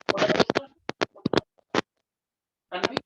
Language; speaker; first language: German; non-native, fluent; Hindi